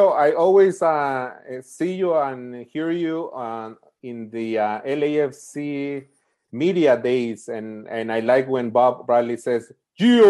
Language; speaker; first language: English; native; English